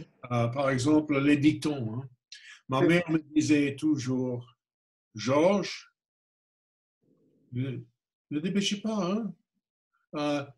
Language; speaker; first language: French; non-native, fluent; English